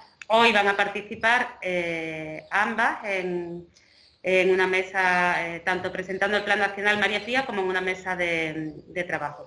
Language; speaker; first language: Spanish; native; Spanish